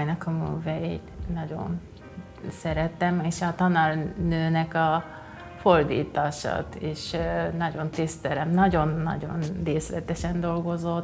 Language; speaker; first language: Hungarian; non-native, fluent; Japanese